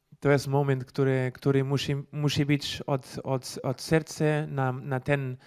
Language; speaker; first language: Polish; non-native, learner; Portuguese